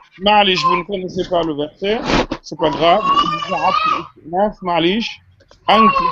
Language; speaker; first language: Arabic; non-native, fluent; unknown